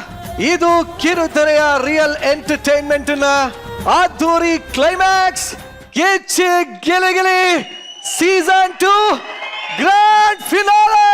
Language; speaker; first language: Kannada; native; Kannada